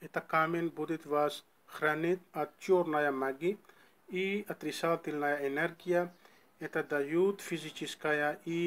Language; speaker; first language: Russian; non-native, learner; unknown